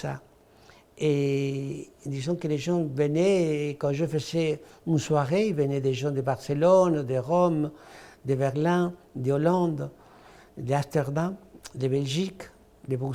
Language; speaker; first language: French; non-native, fluent; Spanish